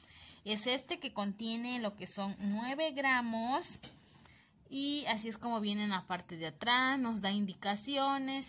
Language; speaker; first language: Spanish; native; Spanish